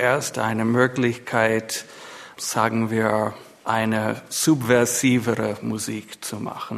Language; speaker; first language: German; non-native, fluent; English